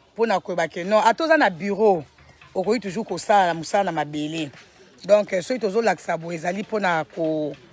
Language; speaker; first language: Lingala; non-native, local second language; Kongo